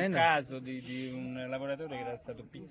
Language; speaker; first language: Italian; native; Italian